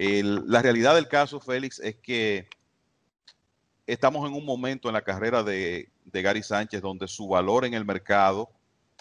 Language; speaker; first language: Spanish; native; Spanish